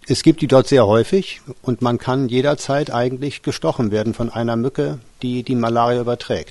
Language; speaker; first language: German; native; German